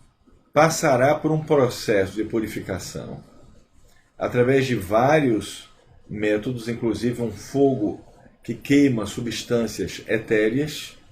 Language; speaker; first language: Portuguese; native; Portuguese